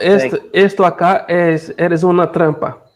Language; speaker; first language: Spanish; non-native, learner; Portuguese